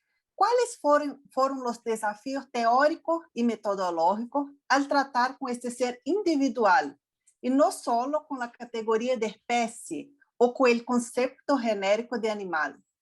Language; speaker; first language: Spanish; non-native, fluent; Portuguese